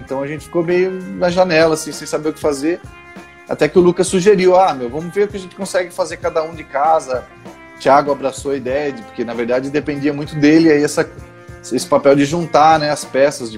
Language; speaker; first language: Portuguese; native; Portuguese